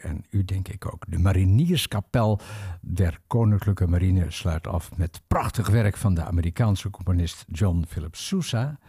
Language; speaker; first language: Dutch; native; Dutch